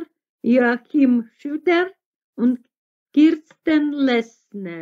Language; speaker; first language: German; non-native, fluent; Russian